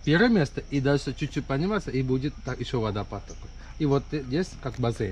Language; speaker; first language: Russian; non-native, learner; Sinhala